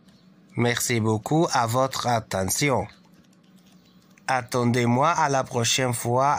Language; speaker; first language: French; non-native, learner; Arabic